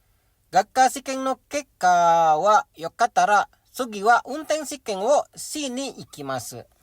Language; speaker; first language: Japanese; non-native, learner; Indonesian